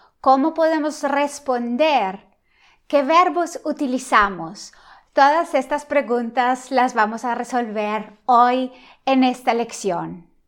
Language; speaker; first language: Spanish; non-native, fluent; Italian